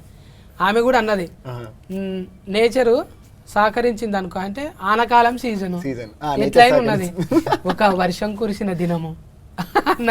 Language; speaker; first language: Telugu; native; Telugu